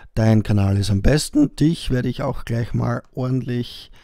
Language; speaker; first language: German; native; German